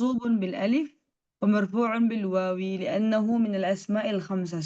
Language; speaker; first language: Arabic; non-native, fluent; Indonesian